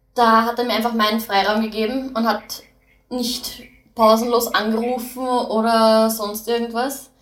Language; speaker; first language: German; native; German